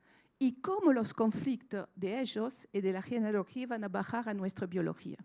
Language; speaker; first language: Spanish; non-native, fluent; French